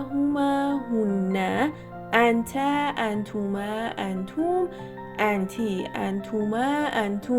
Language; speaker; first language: Arabic; non-native, fluent; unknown